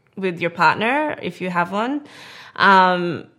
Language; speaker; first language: English; native; English